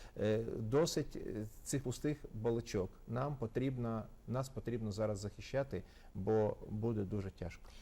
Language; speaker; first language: Ukrainian; non-native, local second language; Russian